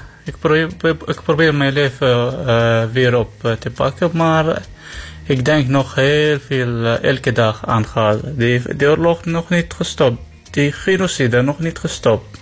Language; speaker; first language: Dutch; non-native, learner; Arabic